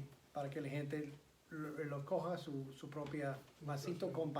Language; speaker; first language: Spanish; non-native, fluent; English